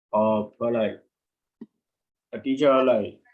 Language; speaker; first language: English; non-native, fluent; Burmese